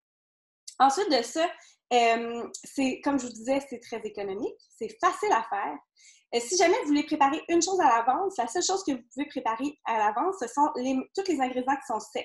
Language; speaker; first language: French; native; French